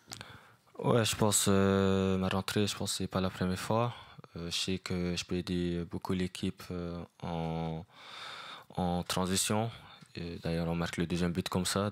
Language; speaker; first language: French; non-native, fluent; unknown